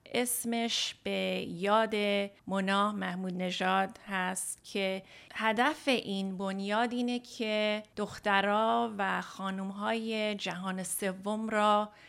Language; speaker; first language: Persian; early bilingual, heritage; Persian